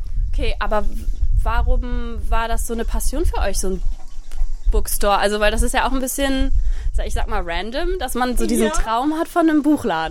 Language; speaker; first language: German; native; German